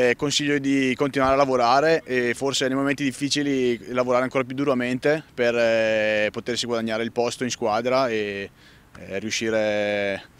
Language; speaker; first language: Italian; native; Italian